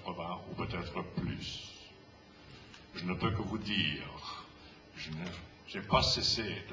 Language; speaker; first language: French; non-native, fluent; English